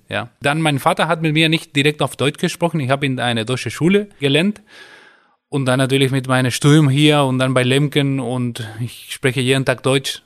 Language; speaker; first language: German; non-native, fluent; Spanish